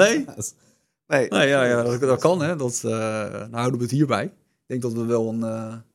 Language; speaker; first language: Dutch; native; Dutch